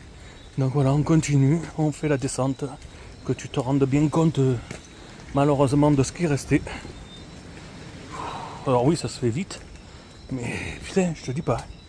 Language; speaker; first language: French; native; French